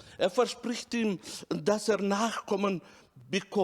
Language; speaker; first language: German; non-native, fluent; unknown